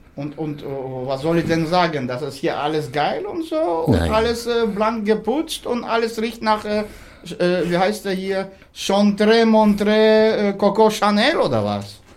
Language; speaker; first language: German; non-native, fluent; Russian